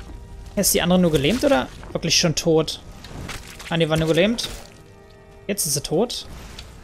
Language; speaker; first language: German; native; German